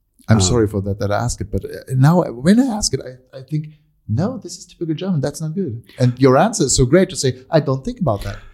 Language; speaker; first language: English; non-native, fluent; German